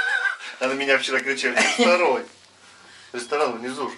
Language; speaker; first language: Russian; native; Russian